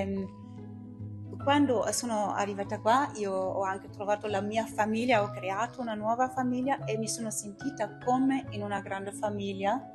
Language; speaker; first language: Italian; non-native, fluent; German